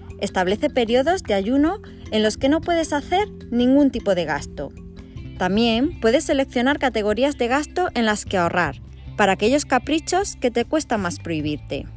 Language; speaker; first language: Spanish; native; Spanish